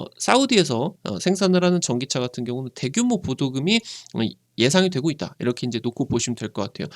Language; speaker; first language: Korean; native; Korean